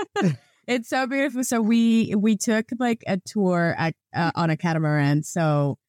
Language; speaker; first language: English; non-native, fluent; Spanish